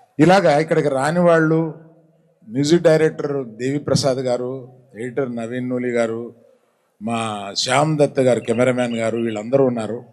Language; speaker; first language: Telugu; native; Telugu